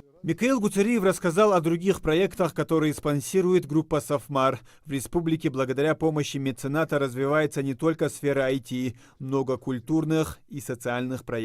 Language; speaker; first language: Russian; native; Russian